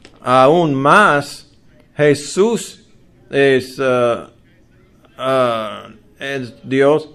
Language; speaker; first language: Spanish; non-native, learner; English